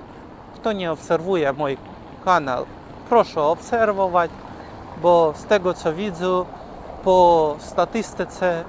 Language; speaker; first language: Polish; non-native, learner; Ukrainian